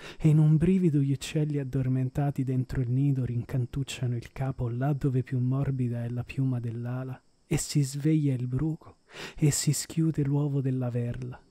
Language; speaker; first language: Italian; native; Italian